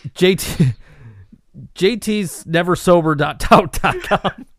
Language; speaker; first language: English; native; English